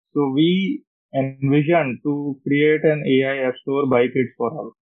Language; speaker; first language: English; non-native, local second language; Hindi